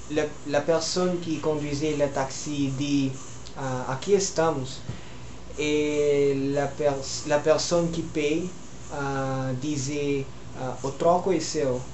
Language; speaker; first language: French; non-native, learner; Filipino